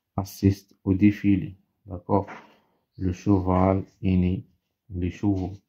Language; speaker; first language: French; non-native, local second language; Arabic